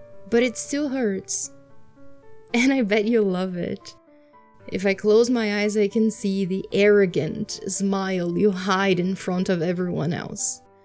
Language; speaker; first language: English; non-native, fluent; Portuguese